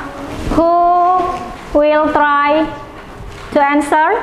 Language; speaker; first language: English; non-native, fluent; Indonesian